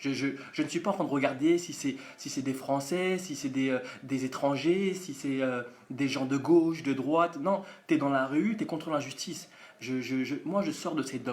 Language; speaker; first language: French; native; French